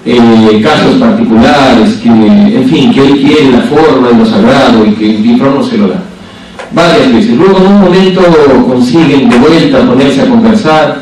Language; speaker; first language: Spanish; native; Spanish